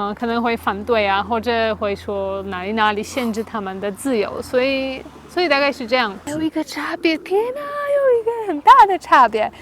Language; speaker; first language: Chinese; non-native, fluent; Polish